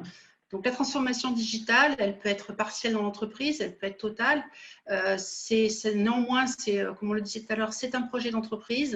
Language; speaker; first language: French; native; French